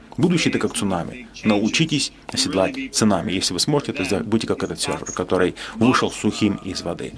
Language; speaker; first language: Russian; non-native, fluent; English